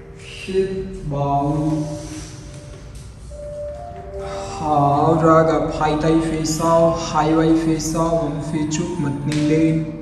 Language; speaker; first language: Vietnamese; non-native, learner; Hindi